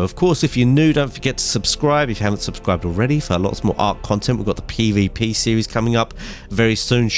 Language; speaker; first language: English; native; English